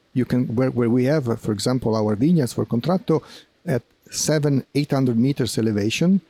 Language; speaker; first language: English; non-native, fluent; Italian